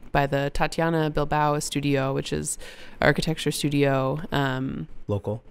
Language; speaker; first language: English; native; English